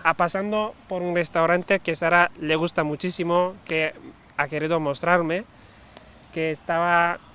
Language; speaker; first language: Spanish; non-native, fluent; Turkish